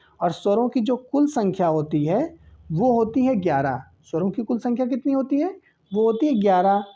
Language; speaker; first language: Hindi; native; Hindi